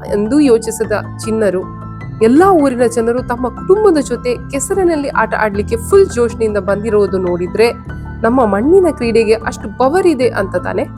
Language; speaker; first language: Kannada; non-native, local second language; Tulu